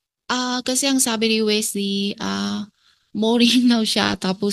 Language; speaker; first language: Filipino; non-native, learner; Chinese